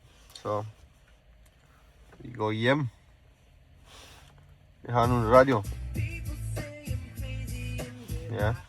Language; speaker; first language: Danish; non-native, learner; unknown